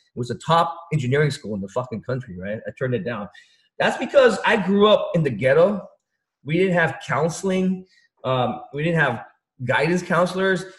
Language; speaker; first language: English; early bilingual, other home language; Vietnamese